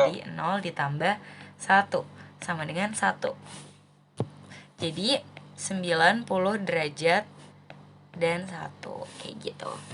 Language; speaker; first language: Indonesian; native; Indonesian